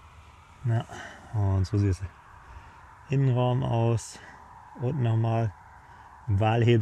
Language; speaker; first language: German; native; German